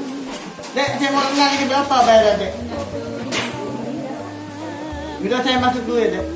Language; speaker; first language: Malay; non-native, local second language; Sundanese